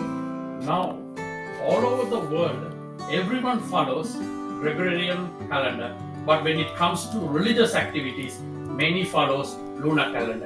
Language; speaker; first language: English; non-native, local second language; Tamil